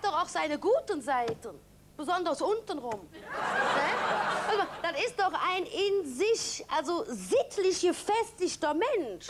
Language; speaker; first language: German; native; German